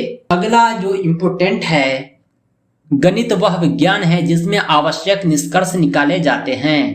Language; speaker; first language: Hindi; native; Hindi